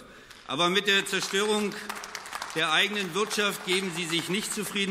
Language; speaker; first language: German; native; German